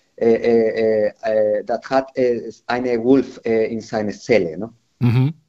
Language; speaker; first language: German; non-native, learner; Spanish